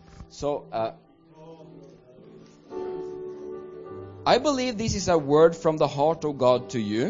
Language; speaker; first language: English; non-native, fluent; Swedish